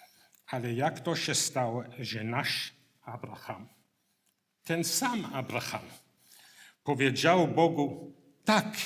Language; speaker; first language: Polish; non-native, learner; English